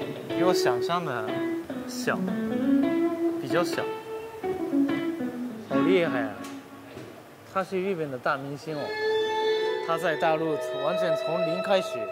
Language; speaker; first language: Chinese; non-native, fluent; Japanese